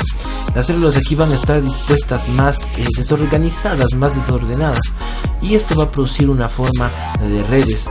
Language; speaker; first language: Spanish; native; Spanish